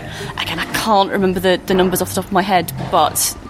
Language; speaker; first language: English; native; English